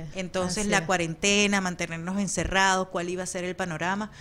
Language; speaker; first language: Spanish; native; Spanish